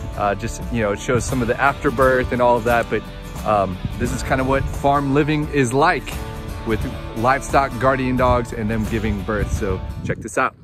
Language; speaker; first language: English; native; English